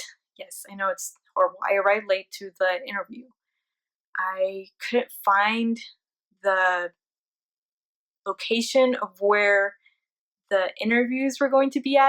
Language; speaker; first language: English; early bilingual, other home language; Spanish